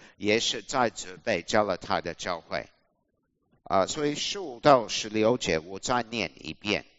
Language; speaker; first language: Chinese; non-native, fluent; English